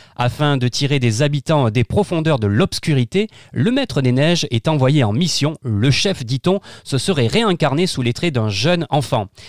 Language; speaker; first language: French; native; French